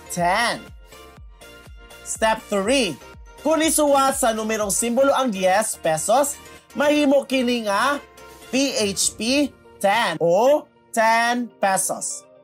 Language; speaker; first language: Cebuano; native; Cebuano